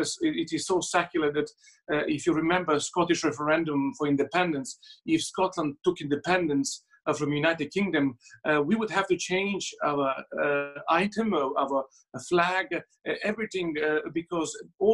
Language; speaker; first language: English; non-native, fluent; Serbian